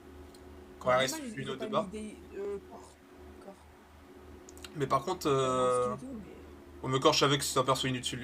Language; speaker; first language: French; native; French